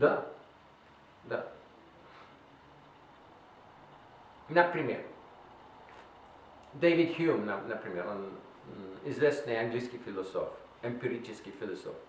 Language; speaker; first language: Russian; non-native, learner; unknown